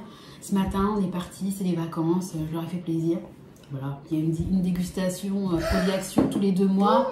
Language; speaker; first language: French; native; French